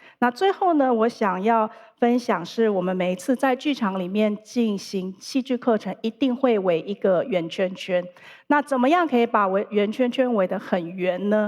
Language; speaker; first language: Chinese; native; Chinese